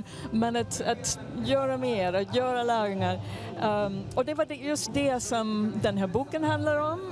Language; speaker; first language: Swedish; non-native, fluent; English